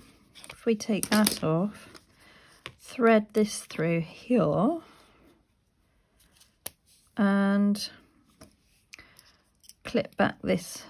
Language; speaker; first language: English; native; English